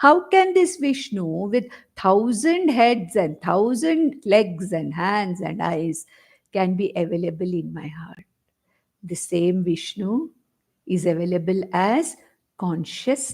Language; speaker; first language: English; non-native, local second language; Konkani